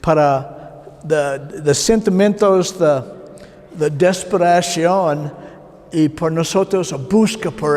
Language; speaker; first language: Spanish; non-native, learner; English